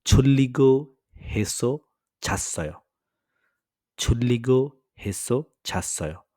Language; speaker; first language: Korean; non-native, fluent; Bangla